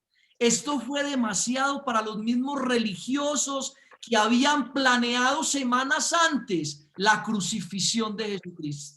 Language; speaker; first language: Spanish; native; Spanish